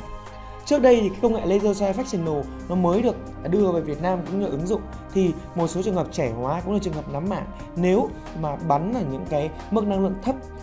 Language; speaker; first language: Vietnamese; native; Vietnamese